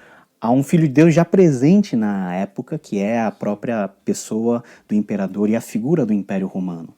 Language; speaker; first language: Portuguese; native; Portuguese